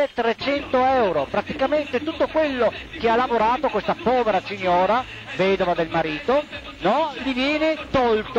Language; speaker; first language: Italian; native; Italian